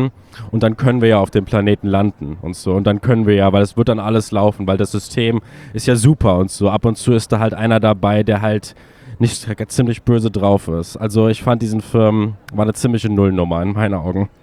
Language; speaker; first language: German; native; German